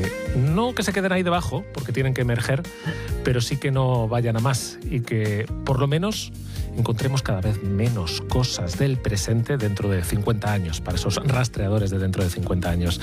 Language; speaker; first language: Spanish; native; Spanish